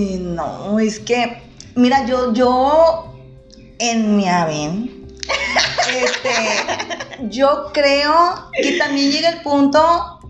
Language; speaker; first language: Spanish; native; Spanish